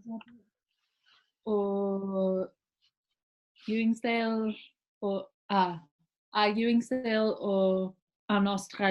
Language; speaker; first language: French; non-native, learner; English